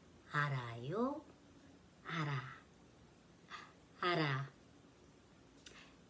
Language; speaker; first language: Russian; non-native, learner; Korean